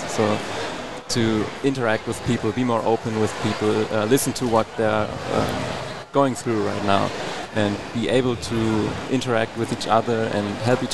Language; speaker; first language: English; non-native, fluent; German